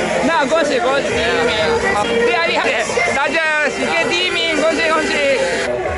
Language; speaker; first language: Chinese; non-native, learner; Japanese